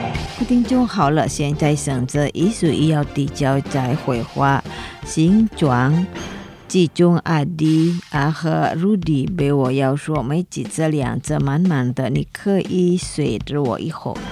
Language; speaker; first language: Chinese; non-native, fluent; Indonesian